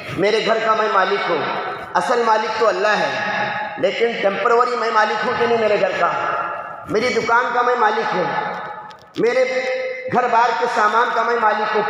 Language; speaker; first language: Urdu; native; Urdu